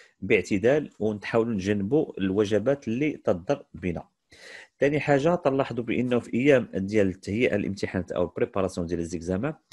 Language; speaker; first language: Arabic; native; Arabic